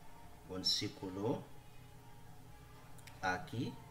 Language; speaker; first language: Spanish; non-native, learner; Haitian Creole